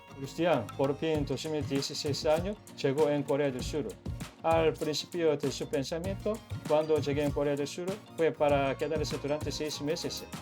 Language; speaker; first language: Spanish; non-native, learner; Korean